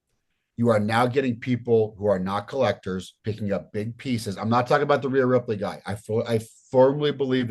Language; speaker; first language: English; native; English